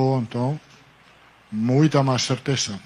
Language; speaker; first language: Portuguese; non-native, learner; Italian